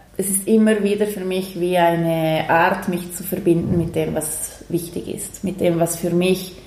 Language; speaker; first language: German; native; German